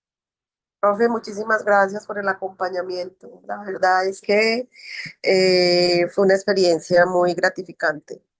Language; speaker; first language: Spanish; native; Spanish